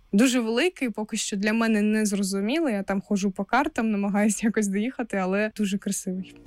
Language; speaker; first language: Ukrainian; non-native, local second language; Russian